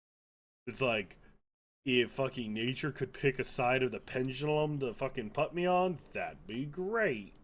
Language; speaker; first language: English; native; English